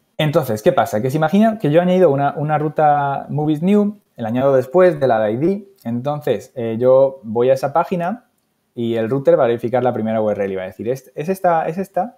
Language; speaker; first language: Spanish; native; Spanish